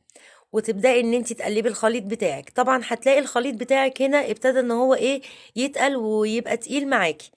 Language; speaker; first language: Arabic; native; Arabic